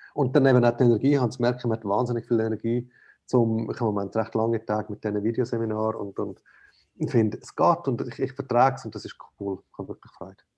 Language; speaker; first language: German; native; German